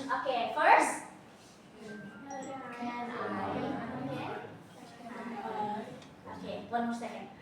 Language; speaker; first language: English; non-native, learner; Indonesian